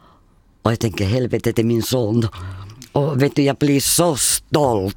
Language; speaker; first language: Swedish; non-native, fluent; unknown